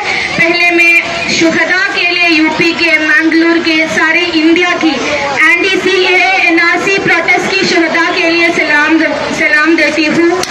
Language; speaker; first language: Hindi; non-native, local second language; Malayalam